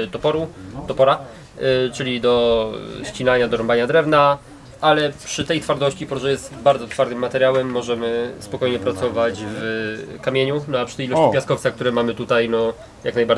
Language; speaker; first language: Polish; native; Polish